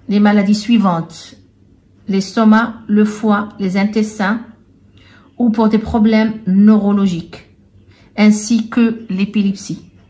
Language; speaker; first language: French; non-native, local second language; Arabic